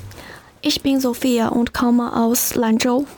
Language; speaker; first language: German; non-native, learner; Chinese